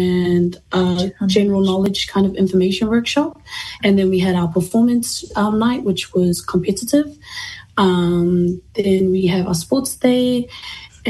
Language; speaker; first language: English; native; English